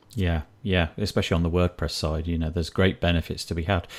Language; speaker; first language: English; native; English